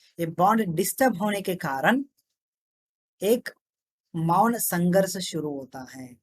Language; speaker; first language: Hindi; non-native, local second language; Telugu